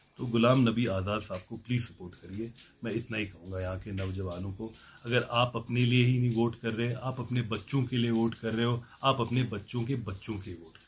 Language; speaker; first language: Hindi; non-native, local second language; Kashmiri